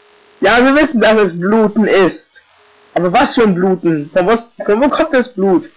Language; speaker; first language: German; native; German